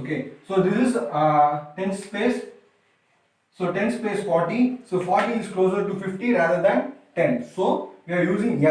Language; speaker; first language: English; non-native, local second language; Tamil